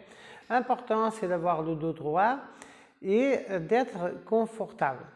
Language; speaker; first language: French; non-native, fluent; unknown